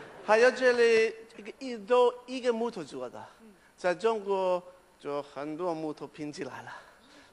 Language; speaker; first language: Chinese; non-native, learner; Persian